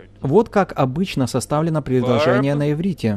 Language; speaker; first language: Russian; native; Russian